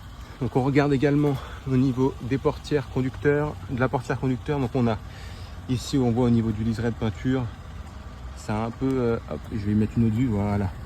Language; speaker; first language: French; native; French